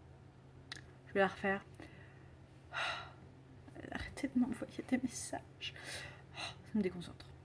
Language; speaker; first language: French; native; French